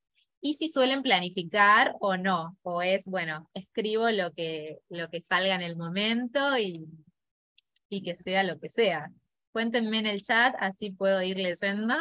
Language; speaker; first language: Spanish; native; Spanish